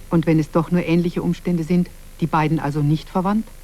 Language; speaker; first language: German; native; German